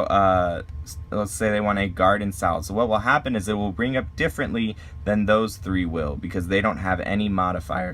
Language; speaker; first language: English; native; English